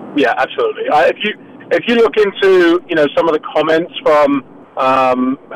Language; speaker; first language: English; native; English